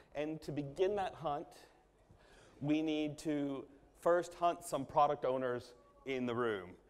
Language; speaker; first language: English; native; English